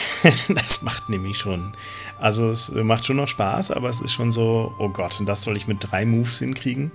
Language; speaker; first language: German; native; German